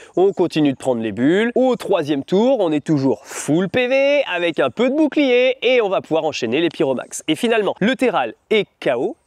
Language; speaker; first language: French; native; French